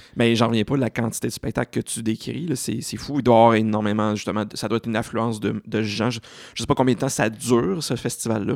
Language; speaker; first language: French; native; French